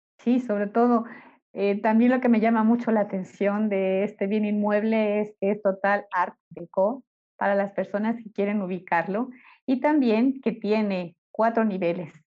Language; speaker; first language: Spanish; native; Spanish